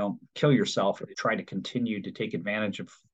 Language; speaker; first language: English; native; English